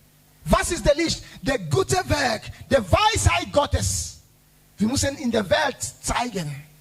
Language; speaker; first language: German; non-native, learner; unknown